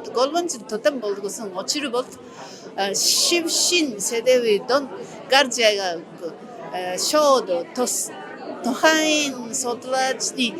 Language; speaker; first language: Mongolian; non-native, fluent; Korean